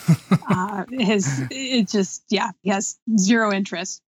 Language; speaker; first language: English; native; English